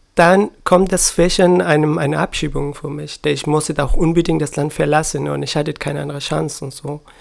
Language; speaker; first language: German; non-native, learner; Persian